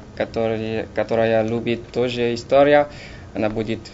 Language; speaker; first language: Russian; non-native, learner; French